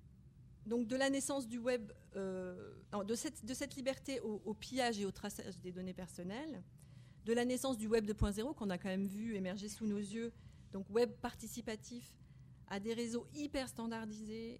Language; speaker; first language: French; native; French